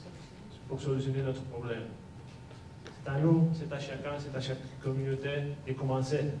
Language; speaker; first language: French; non-native, fluent; Basque